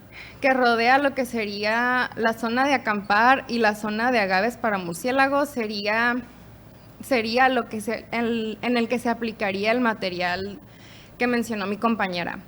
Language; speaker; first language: Spanish; native; Spanish